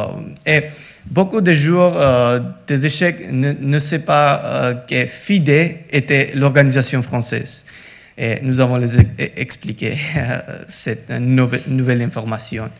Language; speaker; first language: French; non-native, learner; Georgian